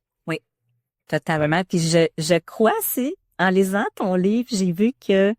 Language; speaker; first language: French; native; French